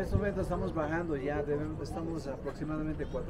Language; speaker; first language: Spanish; native; Spanish